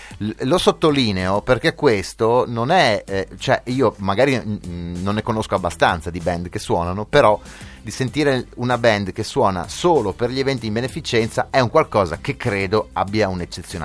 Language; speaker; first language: Italian; native; Italian